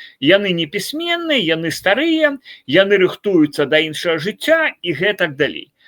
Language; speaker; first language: Belarusian; native; Belarusian